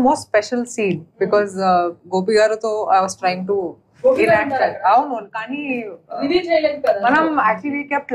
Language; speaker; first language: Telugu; non-native, fluent; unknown